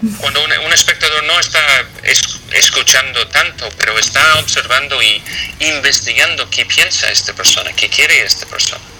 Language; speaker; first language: Spanish; non-native, fluent; English